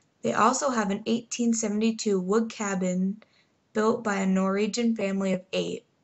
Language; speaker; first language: English; native; English